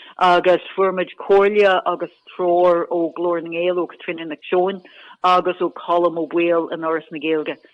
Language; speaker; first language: Irish; non-native, local second language; English